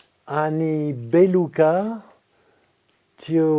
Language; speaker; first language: Nepali; non-native, fluent; French